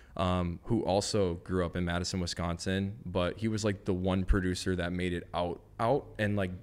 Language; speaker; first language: English; native; English